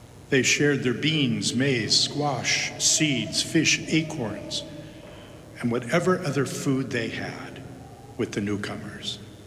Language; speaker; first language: English; native; English